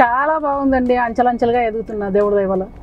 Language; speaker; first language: Telugu; native; Telugu